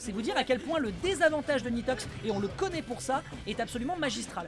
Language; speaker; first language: French; native; French